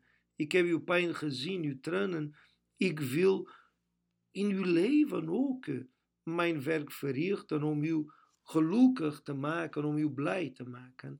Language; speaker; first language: Dutch; non-native, fluent; Portuguese